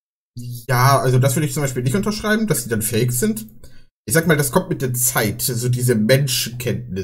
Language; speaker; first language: German; native; German